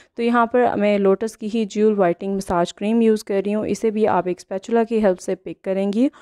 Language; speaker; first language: Hindi; native; Hindi